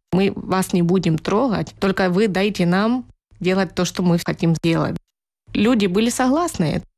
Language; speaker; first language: Russian; native; Russian